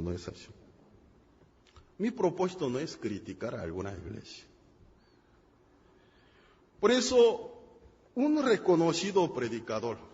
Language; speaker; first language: Spanish; non-native, fluent; Korean